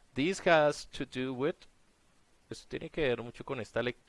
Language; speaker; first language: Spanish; native; Spanish